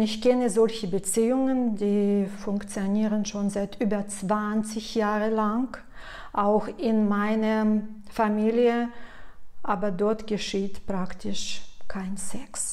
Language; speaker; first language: German; non-native, fluent; Russian